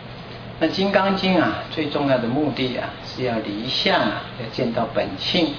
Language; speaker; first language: Chinese; native; Chinese